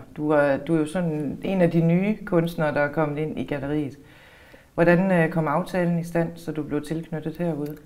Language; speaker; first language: Danish; native; Danish